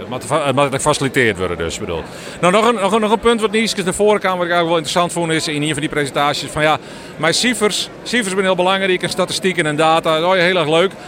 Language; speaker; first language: Dutch; non-native, local second language; Western Frisian